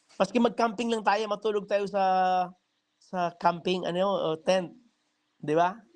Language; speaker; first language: Filipino; native; Filipino